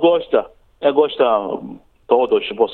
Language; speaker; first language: Portuguese; non-native, learner; English